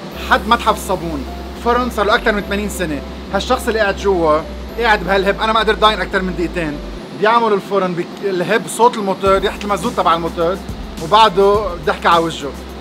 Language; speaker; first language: Arabic; native; Arabic